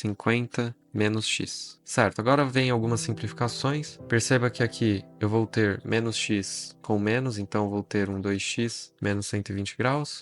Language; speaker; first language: Portuguese; native; Portuguese